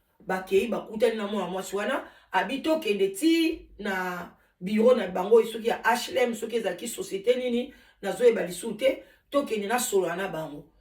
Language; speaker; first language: Lingala; native; Lingala